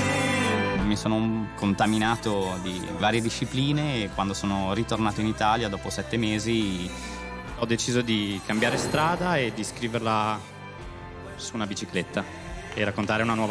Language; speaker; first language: Italian; native; Italian